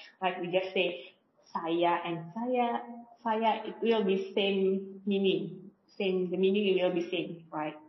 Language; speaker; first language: English; non-native, learner; Indonesian